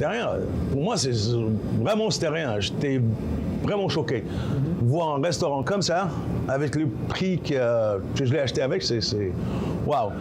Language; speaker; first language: French; non-native, local second language; Arabic